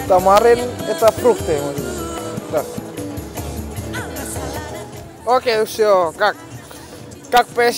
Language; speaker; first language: Russian; non-native, learner; Indonesian